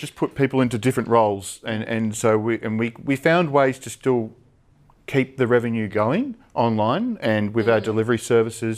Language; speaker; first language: English; native; English